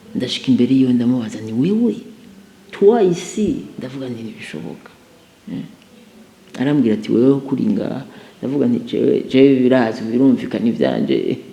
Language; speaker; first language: Rundi; native; Rundi